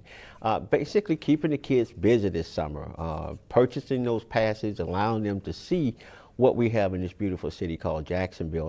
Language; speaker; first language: English; native; English